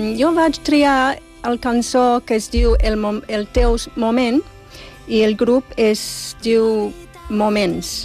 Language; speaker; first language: Catalan; non-native, fluent; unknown